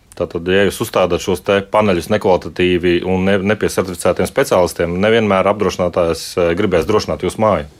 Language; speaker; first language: Latvian; native; Latvian